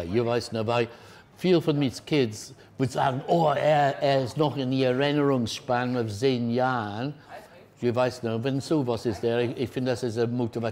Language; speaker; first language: German; non-native, learner; English